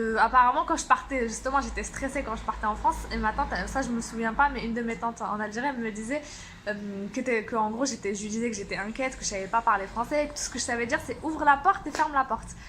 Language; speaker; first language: French; early bilingual, other home language; Arabic